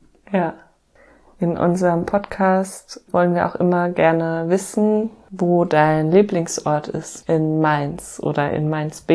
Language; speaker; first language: German; native; German